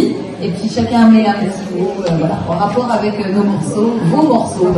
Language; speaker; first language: French; native; French